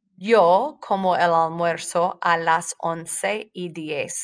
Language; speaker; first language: Spanish; non-native, fluent; English